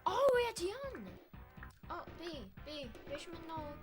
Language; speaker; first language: Welsh; non-native, local second language; English